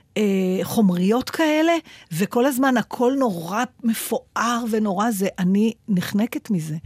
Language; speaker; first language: Hebrew; native; Hebrew